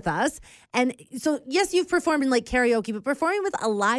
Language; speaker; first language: English; native; English